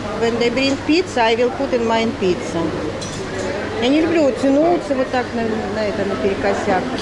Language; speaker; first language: Russian; native; Russian